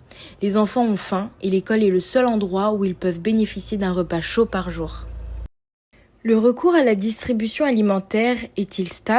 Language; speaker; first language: French; native; French